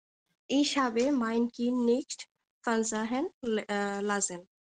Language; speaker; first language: German; non-native, learner; Bangla